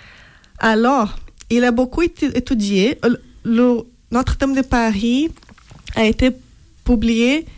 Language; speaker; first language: French; non-native, fluent; Portuguese